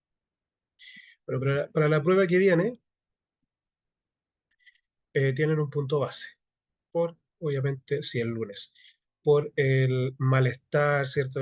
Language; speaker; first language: Spanish; native; Spanish